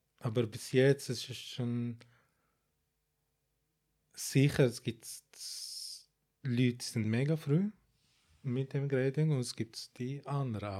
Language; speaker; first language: German; non-native, fluent; Arabic